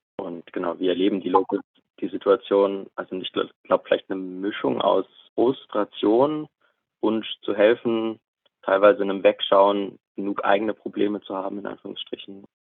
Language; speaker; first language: German; native; German